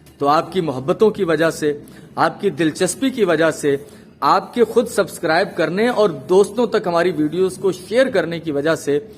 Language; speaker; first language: Urdu; native; Urdu